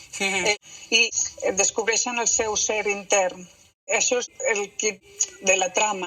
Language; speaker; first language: Catalan; non-native, local second language; Spanish